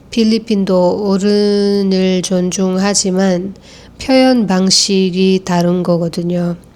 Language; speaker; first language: Korean; non-native, fluent; Filipino